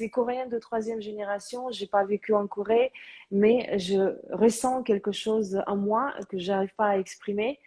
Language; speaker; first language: French; early bilingual, other home language; Korean